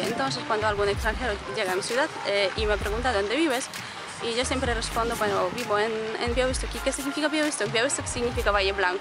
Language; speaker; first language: Spanish; non-native, fluent; Polish